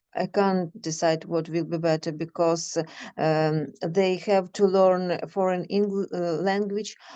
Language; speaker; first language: English; non-native, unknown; Ukrainian